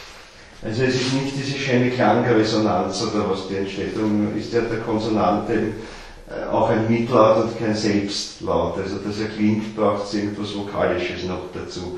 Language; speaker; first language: German; native; German